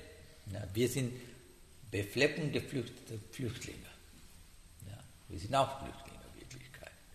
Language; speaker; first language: German; non-native, learner; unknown